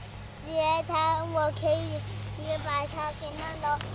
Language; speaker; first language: Chinese; early bilingual, heritage; Chinese